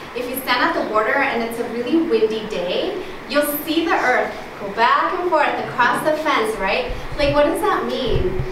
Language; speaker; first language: English; early bilingual, other home language; Spanish